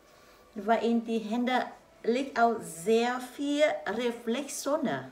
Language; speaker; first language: German; non-native, learner; Vietnamese